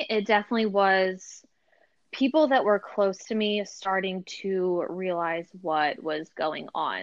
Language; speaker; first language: English; native; English